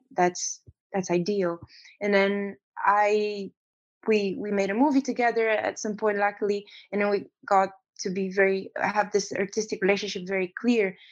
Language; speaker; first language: English; non-native, fluent; Romanian